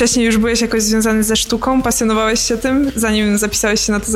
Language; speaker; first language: Polish; native; Polish